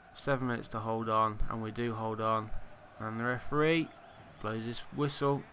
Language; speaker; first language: English; native; English